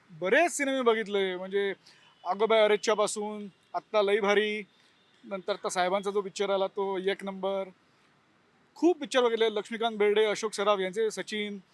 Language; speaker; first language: Marathi; non-native, local second language; Gujarati